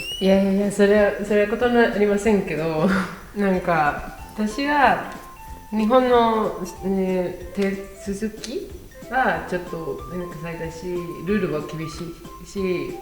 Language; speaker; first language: Japanese; non-native, learner; Spanish